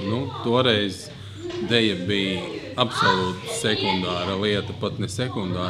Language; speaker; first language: Latvian; native; Latvian